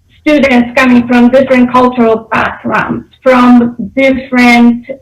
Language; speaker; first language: English; non-native, fluent; Polish